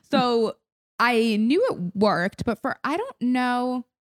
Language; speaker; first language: English; native; English